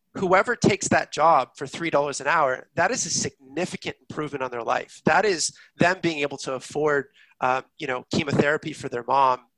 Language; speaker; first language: English; native; English